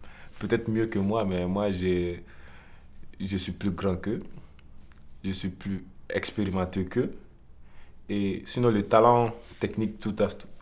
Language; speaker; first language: French; non-native, local second language; Bambara